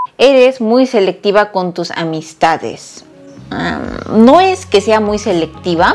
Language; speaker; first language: Spanish; early bilingual, other home language; Korean